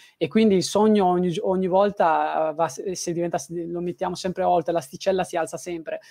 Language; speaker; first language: Italian; early bilingual, other home language; Tigrinya